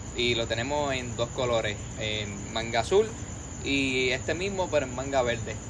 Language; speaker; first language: Spanish; native; Spanish